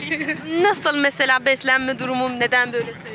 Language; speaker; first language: Turkish; native; Turkish